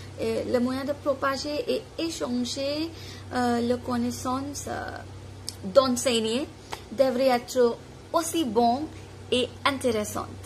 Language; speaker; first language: French; non-native, fluent; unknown